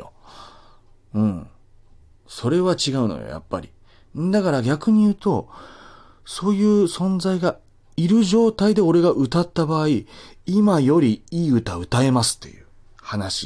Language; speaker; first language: Japanese; native; Japanese